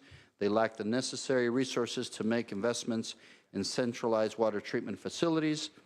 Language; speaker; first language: English; native; English